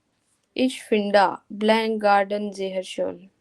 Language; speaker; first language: German; non-native, fluent; Hindi